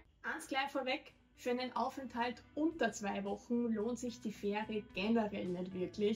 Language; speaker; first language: German; native; German